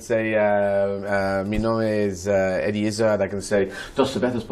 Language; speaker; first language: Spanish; non-native, learner; English